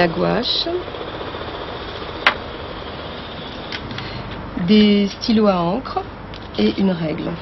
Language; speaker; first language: French; native; French